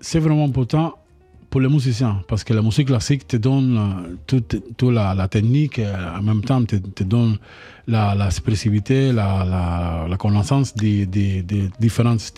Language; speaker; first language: French; non-native, learner; Spanish